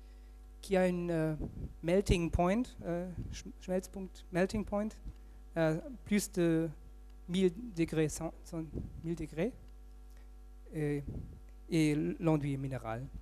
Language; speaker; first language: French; non-native, fluent; German